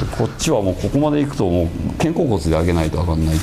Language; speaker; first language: Japanese; native; Japanese